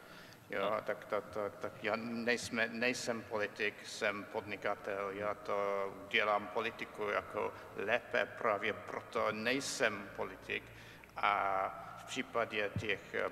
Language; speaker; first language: Czech; non-native, fluent; English